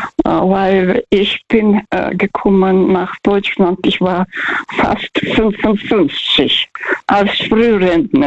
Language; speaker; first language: German; non-native, fluent; Russian